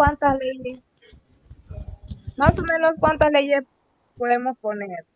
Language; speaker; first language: Spanish; native; Spanish